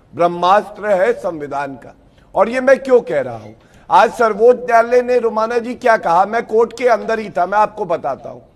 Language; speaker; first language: Hindi; native; Hindi